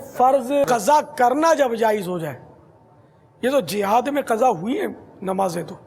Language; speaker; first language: Urdu; non-native, local second language; Memoni